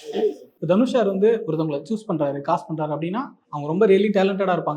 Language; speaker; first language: Tamil; native; Tamil